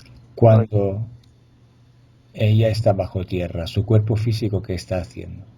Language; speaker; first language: Spanish; non-native, fluent; Italian